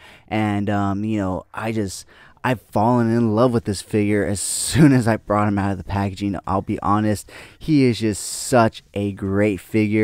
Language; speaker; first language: English; native; English